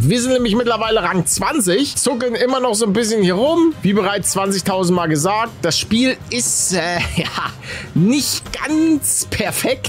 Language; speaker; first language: German; native; German